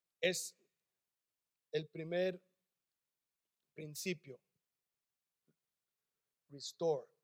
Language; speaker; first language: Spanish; early bilingual, heritage; English